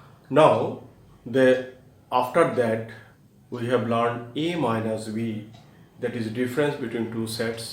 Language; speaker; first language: English; non-native, local second language; Bangla